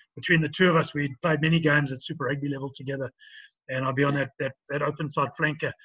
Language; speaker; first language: English; native; English